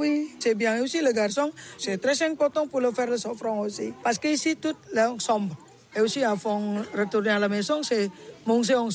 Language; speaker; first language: French; non-native, learner; Indonesian